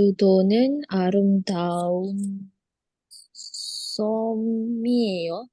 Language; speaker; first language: Korean; non-native, learner; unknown